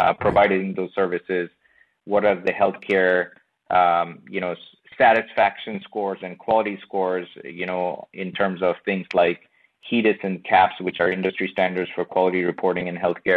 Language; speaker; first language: English; non-native, local second language; Bangla